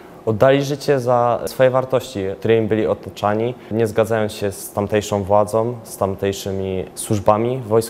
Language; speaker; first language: Polish; native; Polish